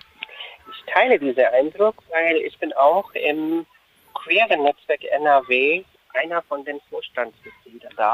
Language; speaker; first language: German; non-native, fluent; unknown